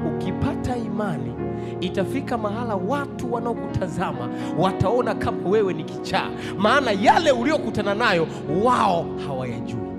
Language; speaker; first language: Swahili; native; Swahili